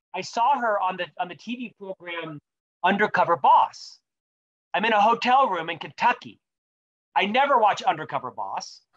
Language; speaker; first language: English; native; English